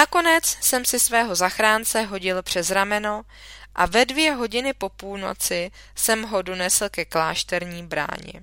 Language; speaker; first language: Czech; native; Czech